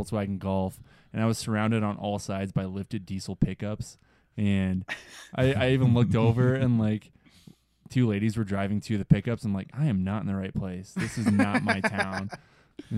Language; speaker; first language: English; native; English